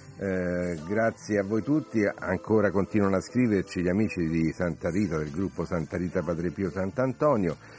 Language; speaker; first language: Italian; native; Italian